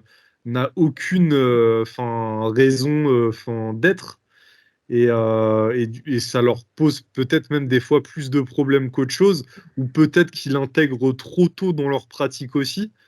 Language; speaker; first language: French; native; French